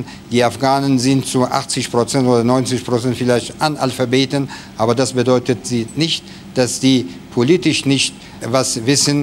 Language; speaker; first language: German; non-native, fluent; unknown